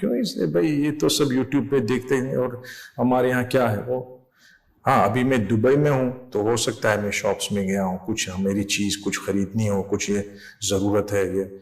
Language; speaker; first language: Urdu; non-native, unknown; English